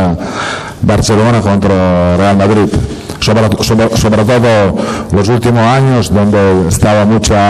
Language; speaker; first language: Spanish; non-native, fluent; Italian